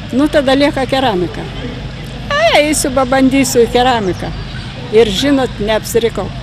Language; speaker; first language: Lithuanian; native; Lithuanian